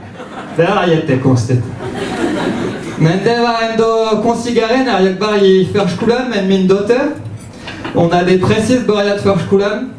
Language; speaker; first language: Swedish; non-native, fluent; French